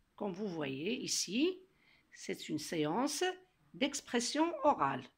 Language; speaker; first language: French; non-native, local second language; Arabic